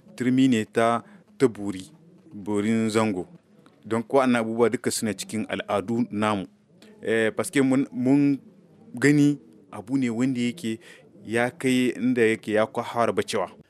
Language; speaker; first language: Hausa; non-native, local second language; Tamasheq